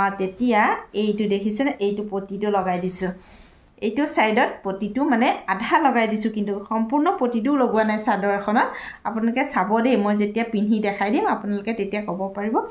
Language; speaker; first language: Assamese; non-native, local second language; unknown